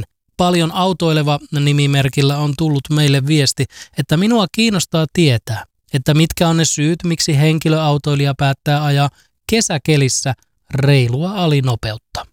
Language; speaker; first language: Finnish; native; Finnish